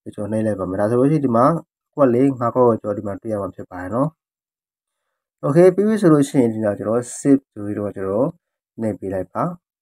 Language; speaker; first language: Burmese; native; Burmese